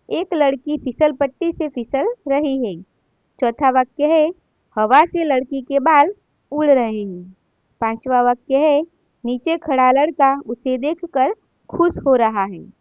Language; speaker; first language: Hindi; non-native, local second language; Gujarati